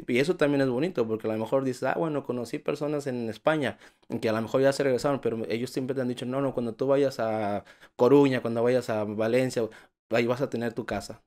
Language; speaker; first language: Spanish; native; Spanish